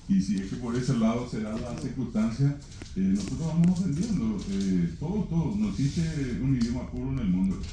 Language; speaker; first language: Spanish; native; Spanish